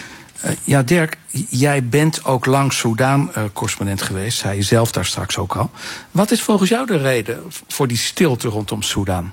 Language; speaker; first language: Dutch; native; Dutch